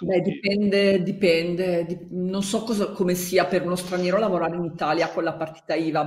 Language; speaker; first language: Italian; native; Italian